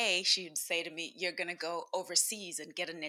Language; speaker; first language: English; non-native, local second language; Shona